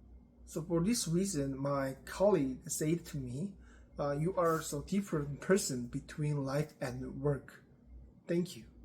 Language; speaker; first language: English; non-native, learner; Korean